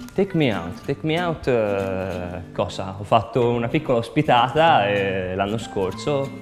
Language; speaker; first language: Italian; native; Italian